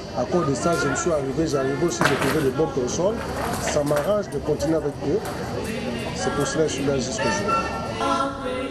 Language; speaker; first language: French; non-native, local second language; Lingala